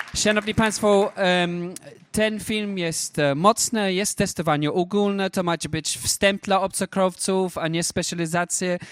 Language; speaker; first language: Polish; non-native, fluent; English